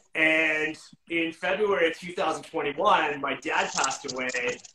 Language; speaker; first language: English; native; English